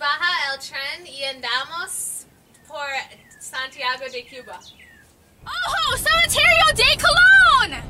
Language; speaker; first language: Spanish; non-native, learner; English